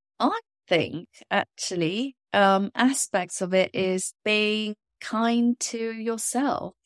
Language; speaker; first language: English; non-native, local second language; Chinese